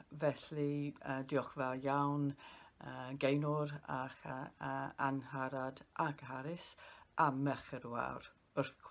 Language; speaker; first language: Welsh; non-native, learner; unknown